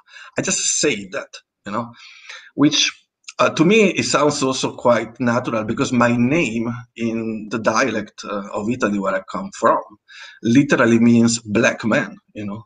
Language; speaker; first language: English; non-native, fluent; Italian